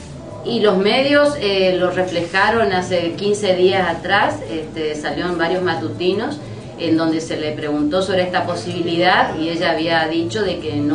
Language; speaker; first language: Spanish; native; Spanish